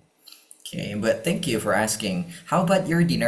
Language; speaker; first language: English; non-native, fluent; Indonesian